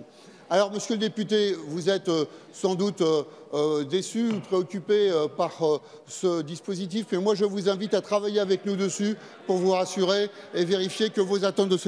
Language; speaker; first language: French; native; French